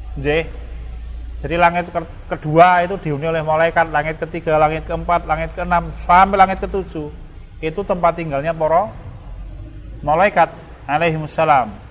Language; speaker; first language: Indonesian; non-native, local second language; Javanese